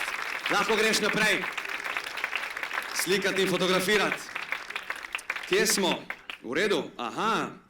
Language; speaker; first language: Slovenian; native; Slovenian